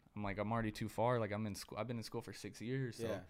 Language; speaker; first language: English; native; English